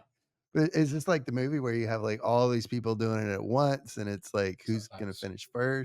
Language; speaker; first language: English; native; English